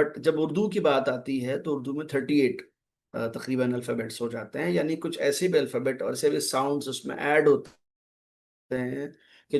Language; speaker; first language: Hindi; native; Hindi